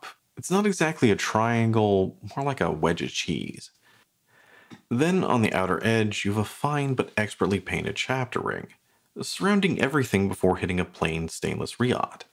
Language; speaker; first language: English; native; English